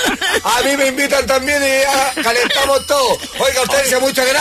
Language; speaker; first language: Spanish; native; Spanish